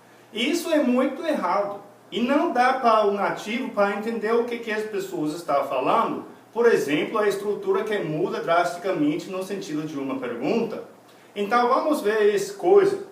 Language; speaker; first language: Portuguese; non-native, fluent; English